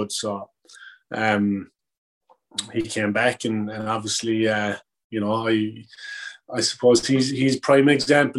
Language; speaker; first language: English; native; English